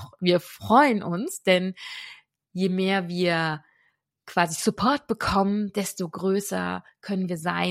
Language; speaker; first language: German; native; German